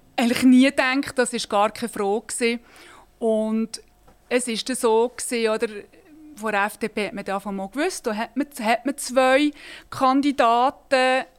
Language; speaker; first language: German; native; German